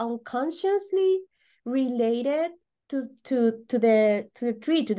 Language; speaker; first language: English; non-native, fluent; Spanish